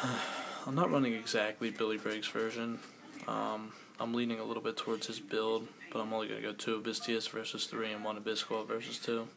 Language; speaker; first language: English; native; English